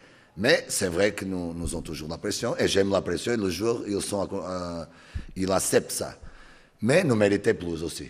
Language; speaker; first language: French; non-native, learner; Portuguese